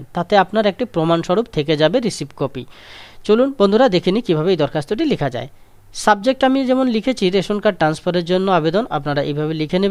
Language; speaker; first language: Bangla; native; Bangla